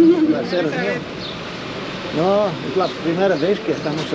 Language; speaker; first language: Spanish; non-native, learner; English